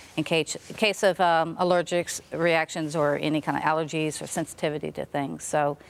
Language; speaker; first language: English; native; English